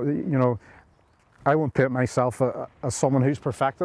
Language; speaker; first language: English; native; English